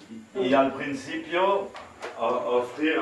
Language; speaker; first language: Spanish; non-native, learner; French